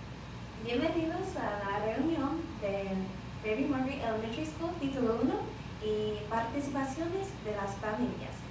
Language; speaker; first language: Spanish; non-native, learner; English